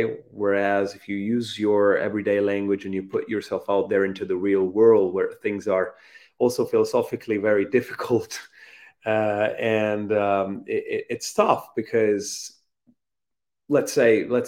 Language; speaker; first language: English; non-native, fluent; Italian